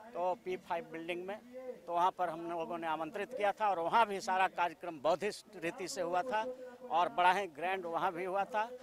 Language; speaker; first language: Hindi; native; Hindi